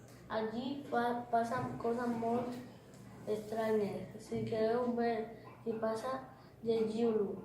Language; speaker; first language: Catalan; non-native, learner; Spanish